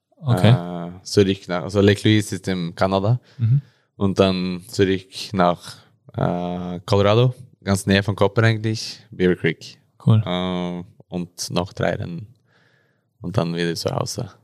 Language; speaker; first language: German; non-native, learner; Norwegian